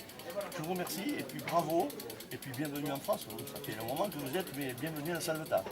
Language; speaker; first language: French; native; French